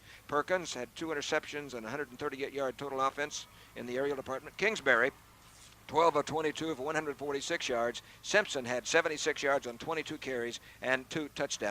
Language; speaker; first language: English; native; English